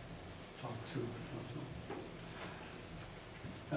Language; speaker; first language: English; native; English